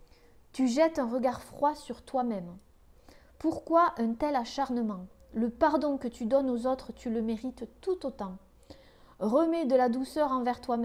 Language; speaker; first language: French; native; French